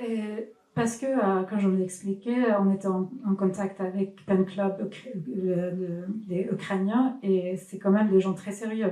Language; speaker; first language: French; non-native, fluent; Swedish